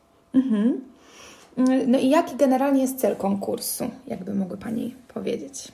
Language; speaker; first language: Polish; native; Polish